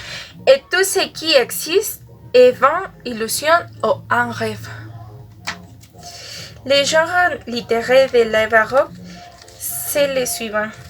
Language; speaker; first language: French; non-native, learner; Spanish